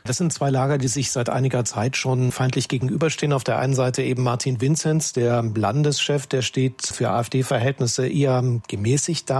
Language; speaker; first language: German; native; German